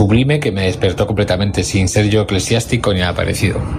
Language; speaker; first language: Spanish; native; Spanish